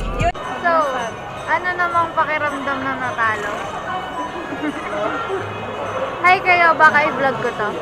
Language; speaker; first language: Filipino; native; Filipino